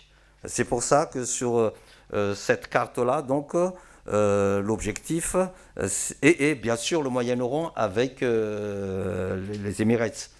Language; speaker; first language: French; non-native, local second language; Malagasy